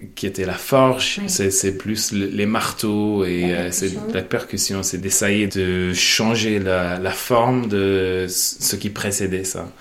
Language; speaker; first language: French; non-native, fluent; English